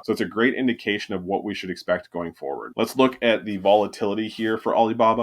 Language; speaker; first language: English; native; English